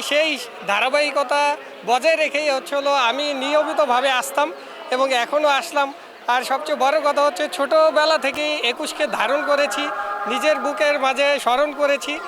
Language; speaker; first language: Bangla; native; Bangla